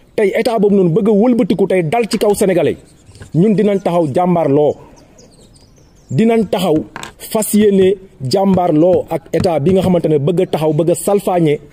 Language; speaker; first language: Wolof; non-native, local second language; Jola-Fonyi